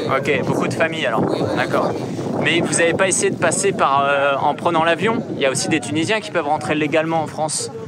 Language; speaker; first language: French; native; French